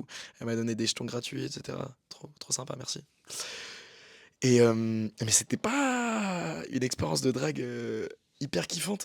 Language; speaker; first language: French; native; French